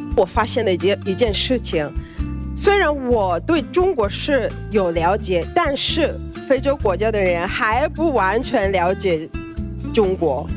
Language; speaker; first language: Chinese; non-native, fluent; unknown